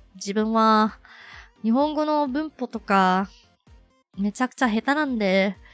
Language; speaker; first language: Japanese; non-native, fluent; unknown